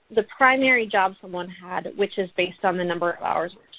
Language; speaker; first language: English; native; English